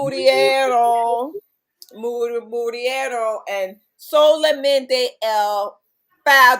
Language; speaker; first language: Spanish; non-native, learner; English